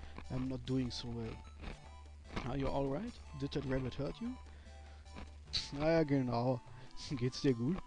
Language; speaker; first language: English; non-native, fluent; German